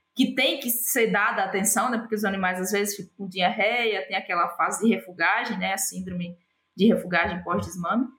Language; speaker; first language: Portuguese; native; Portuguese